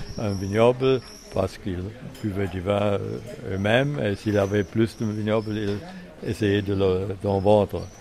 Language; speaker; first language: French; non-native, fluent; German